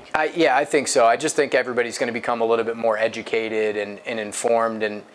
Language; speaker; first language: English; native; English